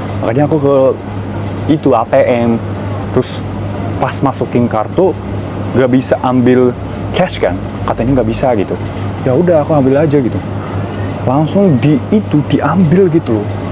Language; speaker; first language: Indonesian; non-native, fluent; Japanese